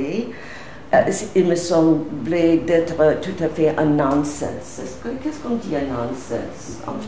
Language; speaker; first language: French; non-native, fluent; English